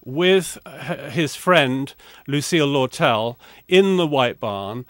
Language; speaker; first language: English; native; English